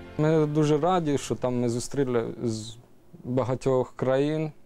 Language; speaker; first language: Ukrainian; early bilingual, heritage; Ukrainian